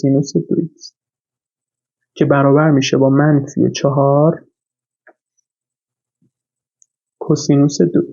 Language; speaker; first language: Persian; native; Persian